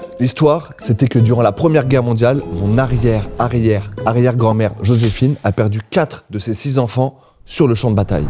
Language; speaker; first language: French; native; French